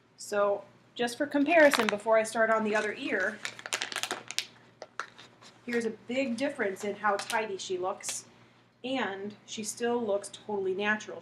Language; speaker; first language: English; native; English